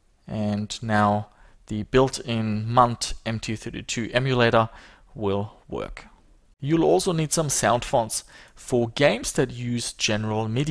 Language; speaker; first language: English; native; English